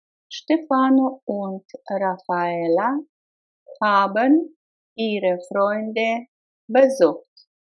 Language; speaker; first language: German; non-native, fluent; Russian